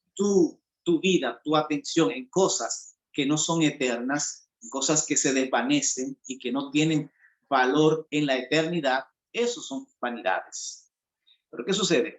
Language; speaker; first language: Spanish; native; Spanish